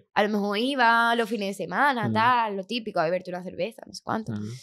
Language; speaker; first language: Spanish; native; Spanish